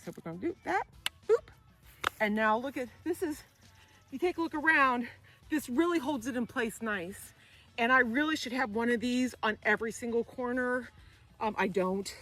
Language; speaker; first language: English; native; English